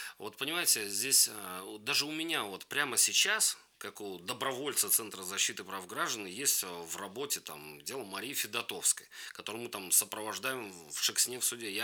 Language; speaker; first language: Russian; native; Russian